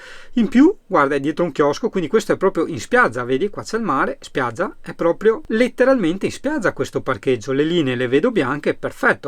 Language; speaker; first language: Italian; native; Italian